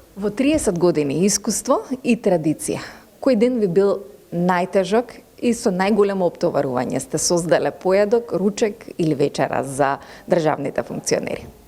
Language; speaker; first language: Macedonian; native; Macedonian